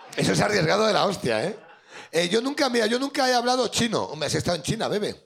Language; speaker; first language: Spanish; native; Spanish